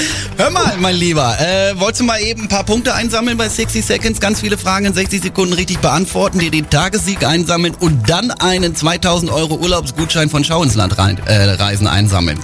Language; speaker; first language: German; native; German